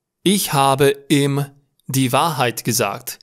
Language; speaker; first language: German; non-native, learner; Romanian